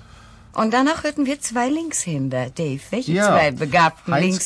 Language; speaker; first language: German; native; German